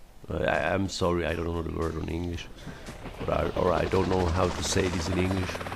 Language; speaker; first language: English; non-native, learner; German